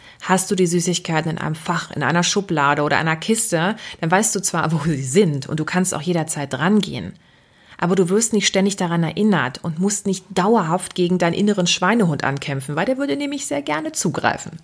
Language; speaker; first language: German; native; German